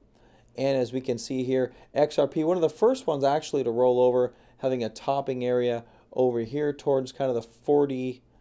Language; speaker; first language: English; native; English